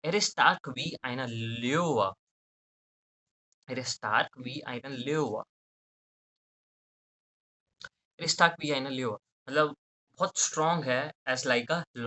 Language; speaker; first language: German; non-native, fluent; Hindi